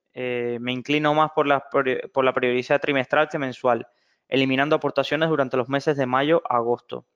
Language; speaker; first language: Spanish; native; Spanish